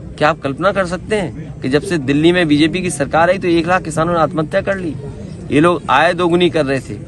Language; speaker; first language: Hindi; native; Hindi